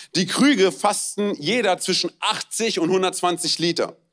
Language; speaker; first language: German; non-native, fluent; Romanian